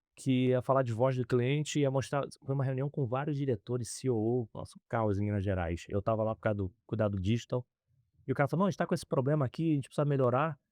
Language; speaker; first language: Portuguese; native; Portuguese